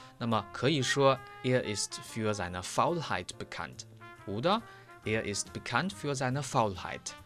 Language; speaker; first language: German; non-native, fluent; Chinese